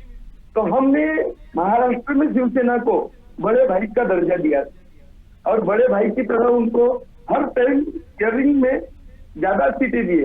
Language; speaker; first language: Hindi; non-native, local second language; Marathi